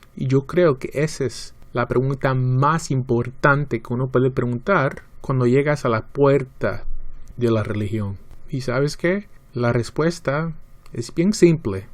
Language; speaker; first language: Spanish; early bilingual, heritage; Spanish